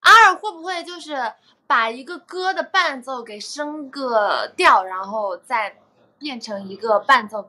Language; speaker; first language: Chinese; native; Chinese